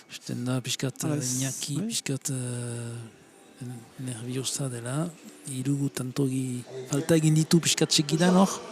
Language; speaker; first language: Basque; native; Basque